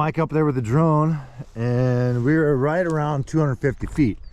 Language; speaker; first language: English; native; English